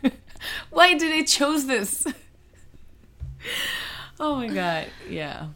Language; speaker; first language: English; non-native, fluent; Spanish